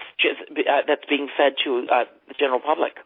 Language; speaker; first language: English; native; English